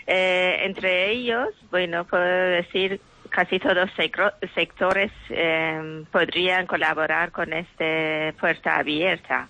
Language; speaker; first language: Spanish; non-native, learner; Persian